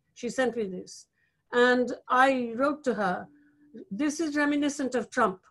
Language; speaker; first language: English; non-native, local second language; Bangla